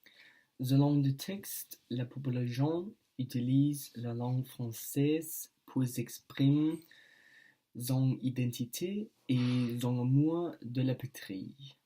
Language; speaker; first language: French; non-native, learner; Danish